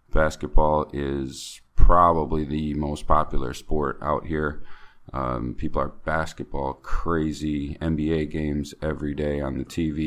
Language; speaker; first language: English; native; English